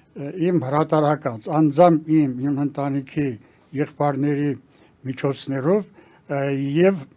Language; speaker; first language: Armenian; native; Armenian